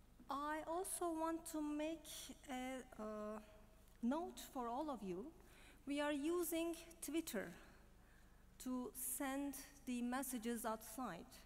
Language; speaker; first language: English; non-native, fluent; Turkish